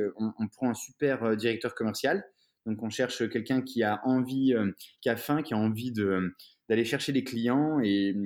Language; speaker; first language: French; native; French